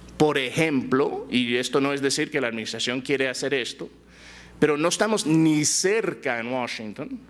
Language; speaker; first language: Spanish; early bilingual, heritage; Spanish